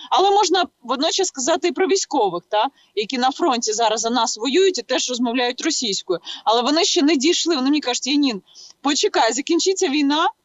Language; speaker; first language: Ukrainian; native; Ukrainian